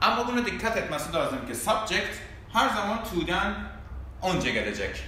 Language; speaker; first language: Turkish; non-native, fluent; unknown